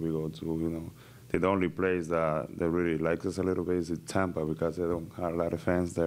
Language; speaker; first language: English; non-native, fluent; Spanish